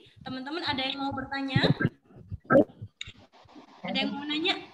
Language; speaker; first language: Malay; non-native, local second language; Javanese